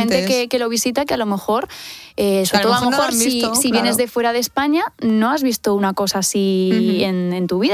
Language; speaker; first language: Spanish; native; Spanish